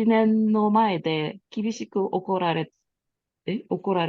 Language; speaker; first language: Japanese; non-native, learner; Korean